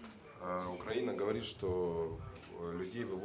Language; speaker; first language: Russian; native; Russian